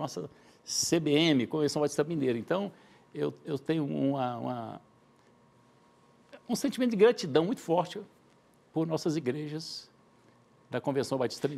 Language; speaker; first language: Portuguese; native; Portuguese